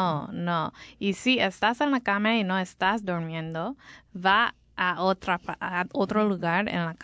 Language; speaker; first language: Spanish; non-native, learner; English